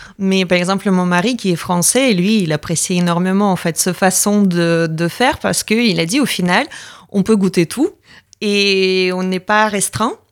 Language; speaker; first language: French; non-native, fluent; Latvian